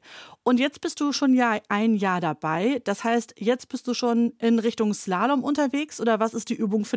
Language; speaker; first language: German; native; German